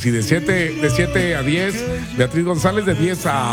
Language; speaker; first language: Spanish; native; Spanish